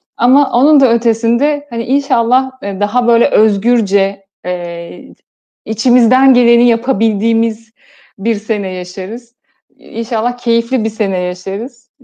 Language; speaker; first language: Turkish; native; Turkish